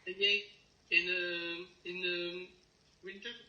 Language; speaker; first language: Dutch; non-native, learner; French